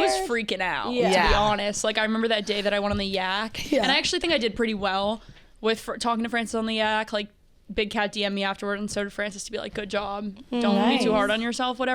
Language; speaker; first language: English; native; English